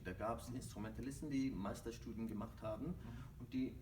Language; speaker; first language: German; non-native, fluent; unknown